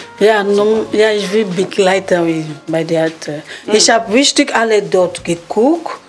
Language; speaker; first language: German; non-native, learner; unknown